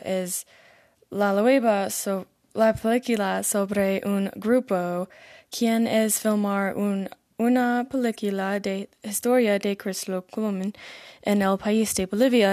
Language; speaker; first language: Spanish; non-native, learner; English